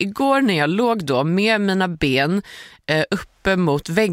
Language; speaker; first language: Swedish; native; Swedish